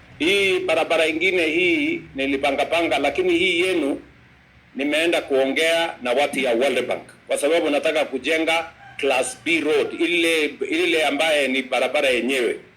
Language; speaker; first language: Swahili; non-native, local second language; Kalenjin